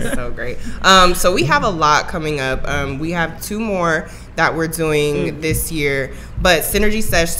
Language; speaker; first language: English; native; English